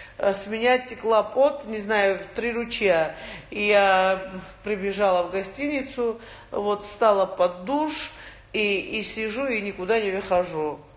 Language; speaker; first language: Russian; non-native, local second language; Georgian